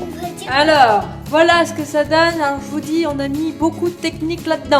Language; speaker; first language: French; native; French